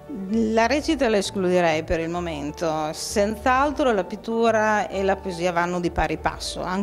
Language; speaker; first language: Italian; native; Italian